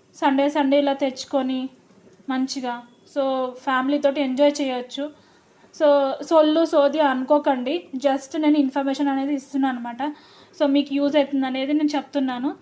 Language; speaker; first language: Telugu; non-native, local second language; Lambadi